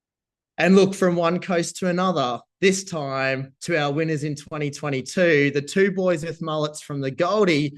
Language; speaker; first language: English; native; English